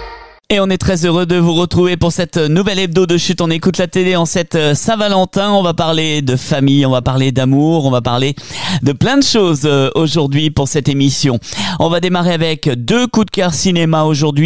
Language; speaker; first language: French; native; French